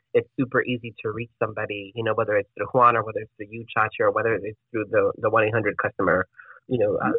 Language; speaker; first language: English; non-native, fluent; Spanish